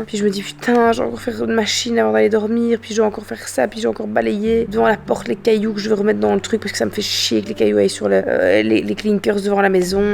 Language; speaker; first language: French; native; French